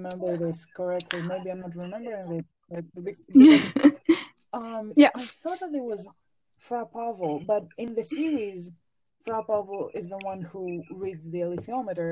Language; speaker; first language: English; non-native, fluent; Greek